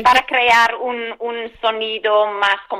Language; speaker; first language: Spanish; non-native, fluent; English